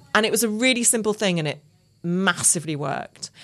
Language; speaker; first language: English; native; English